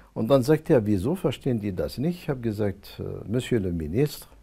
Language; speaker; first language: German; non-native, fluent; Arabic